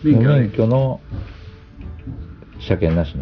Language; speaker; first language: Japanese; native; Japanese